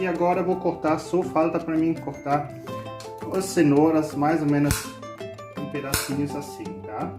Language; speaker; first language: Portuguese; non-native, learner; German